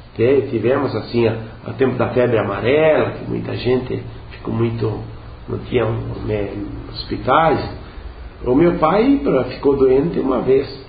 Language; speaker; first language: Portuguese; non-native, local second language; Venetian